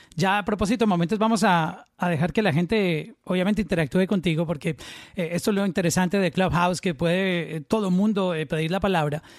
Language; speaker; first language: Spanish; native; Spanish